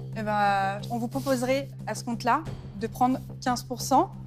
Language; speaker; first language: French; native; French